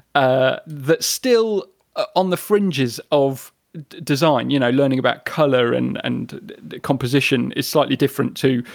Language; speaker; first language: English; native; English